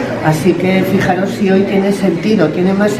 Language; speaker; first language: Spanish; native; Spanish